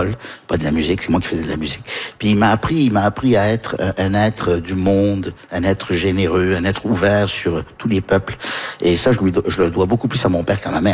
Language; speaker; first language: French; early bilingual, heritage; French